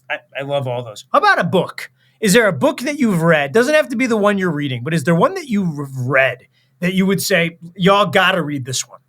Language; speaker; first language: English; native; English